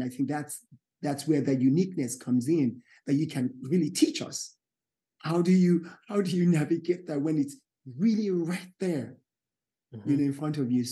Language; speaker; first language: English; non-native, local second language; Yoruba